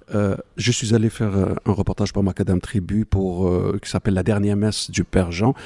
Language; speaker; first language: French; non-native, local second language; Arabic